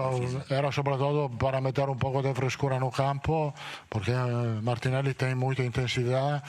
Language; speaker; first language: Portuguese; non-native, learner; Italian